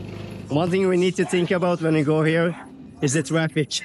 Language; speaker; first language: English; non-native, fluent; Swedish